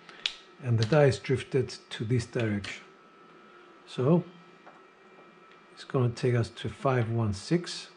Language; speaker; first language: English; non-native, fluent; Greek